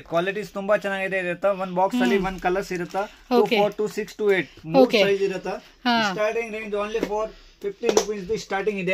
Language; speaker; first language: Kannada; non-native, local second language; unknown